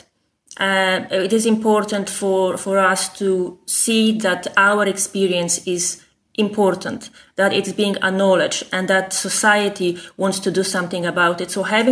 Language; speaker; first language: English; non-native, fluent; Polish